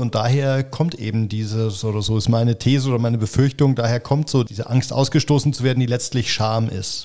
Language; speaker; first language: German; native; German